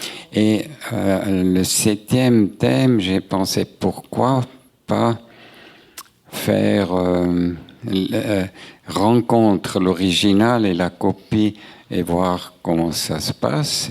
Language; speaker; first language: French; non-native, local second language; German